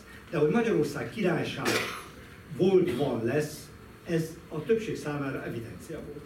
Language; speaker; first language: Hungarian; native; Hungarian